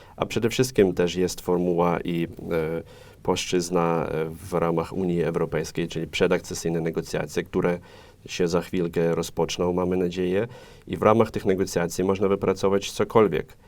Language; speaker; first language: Polish; non-native, fluent; Ukrainian